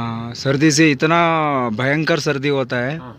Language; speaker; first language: Hindi; non-native, local second language; Kannada